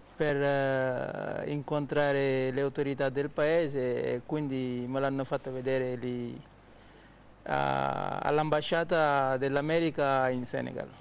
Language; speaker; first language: Italian; non-native, fluent; Wolof